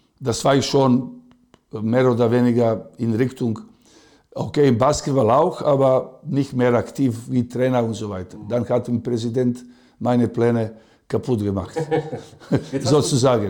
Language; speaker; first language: German; non-native, fluent; Serbian